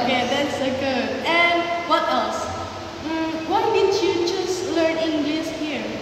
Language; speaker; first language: English; non-native, learner; Indonesian